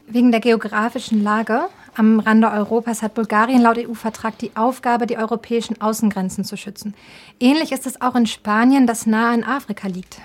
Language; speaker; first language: German; native; German